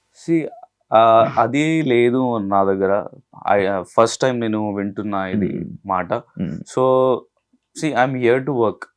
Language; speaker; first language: Telugu; non-native, learner; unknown